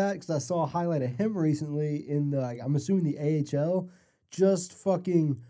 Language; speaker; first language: English; native; English